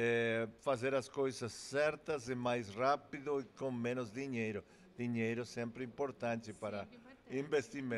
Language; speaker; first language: Portuguese; non-native, fluent; English